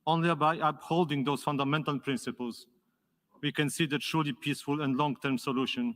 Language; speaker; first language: English; non-native, fluent; Polish